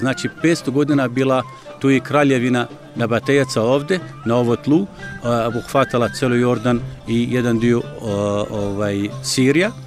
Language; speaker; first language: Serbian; non-native, learner; Arabic